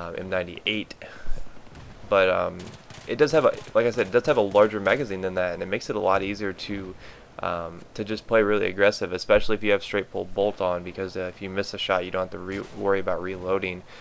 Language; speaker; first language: English; native; English